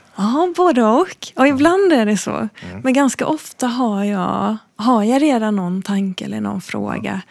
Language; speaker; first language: Swedish; native; Swedish